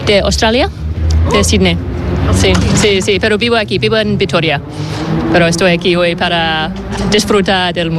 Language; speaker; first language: Spanish; non-native, learner; English